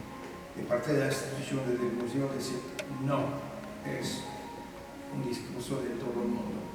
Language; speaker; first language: Spanish; non-native, fluent; French